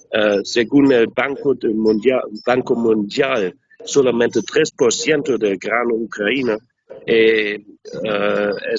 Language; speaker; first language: Spanish; non-native, learner; German